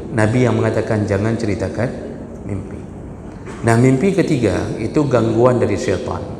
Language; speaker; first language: Malay; non-native, local second language; Achinese